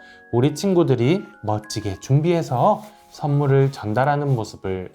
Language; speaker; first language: Korean; native; Korean